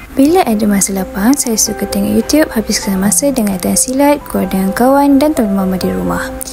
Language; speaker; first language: Malay; native; Malay